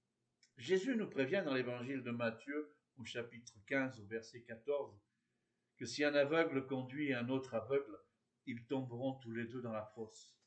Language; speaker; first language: French; native; French